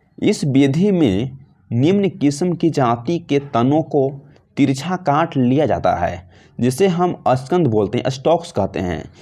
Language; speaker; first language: Hindi; native; Hindi